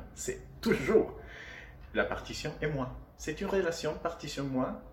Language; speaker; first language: French; non-native, fluent; Spanish